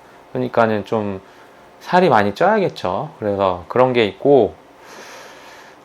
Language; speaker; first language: Korean; native; Korean